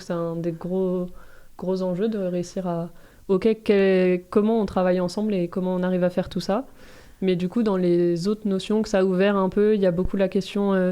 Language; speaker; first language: French; native; French